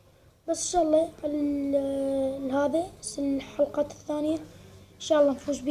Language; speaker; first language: Arabic; native; Arabic